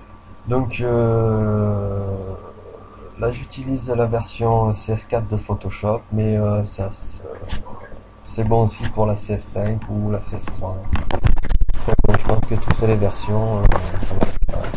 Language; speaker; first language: French; native; French